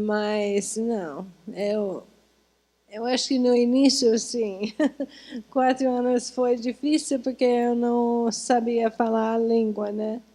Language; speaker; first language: Portuguese; non-native, fluent; English